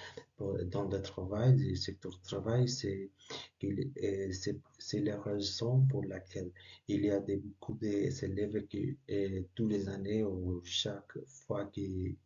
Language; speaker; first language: French; non-native, learner; Spanish